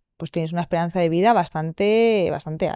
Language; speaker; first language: Spanish; native; Spanish